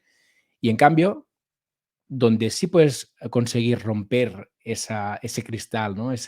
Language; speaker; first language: Spanish; native; Spanish